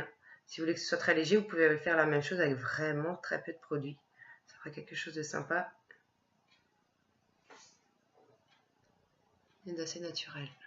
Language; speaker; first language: French; native; French